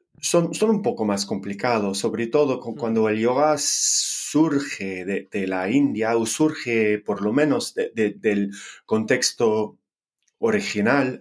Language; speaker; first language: Spanish; non-native, fluent; English